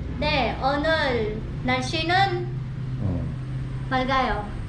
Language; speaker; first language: Korean; non-native, learner; Filipino